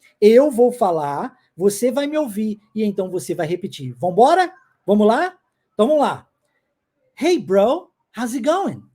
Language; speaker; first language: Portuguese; non-native, fluent; English